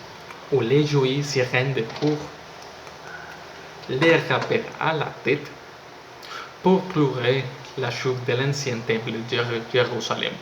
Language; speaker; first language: French; non-native, learner; Spanish